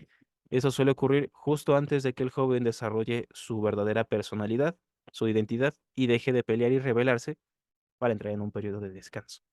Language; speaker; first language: Spanish; native; Spanish